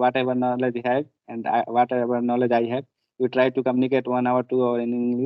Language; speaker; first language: English; non-native, learner; Hindi